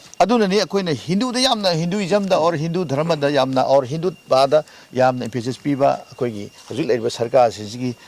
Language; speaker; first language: Manipuri; native; Manipuri